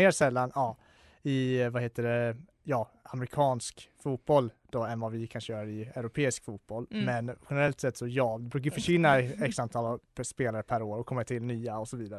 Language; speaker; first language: Swedish; native; Swedish